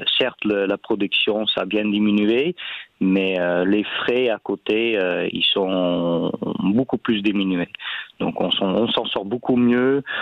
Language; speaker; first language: French; non-native, fluent; Dutch